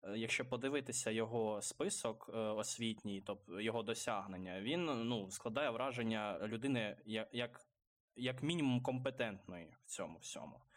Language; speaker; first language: Ukrainian; non-native, local second language; Russian